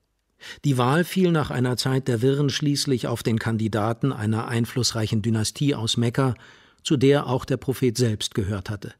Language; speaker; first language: German; native; German